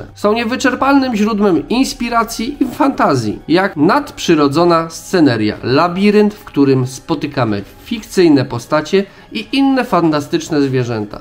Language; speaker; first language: Polish; native; Polish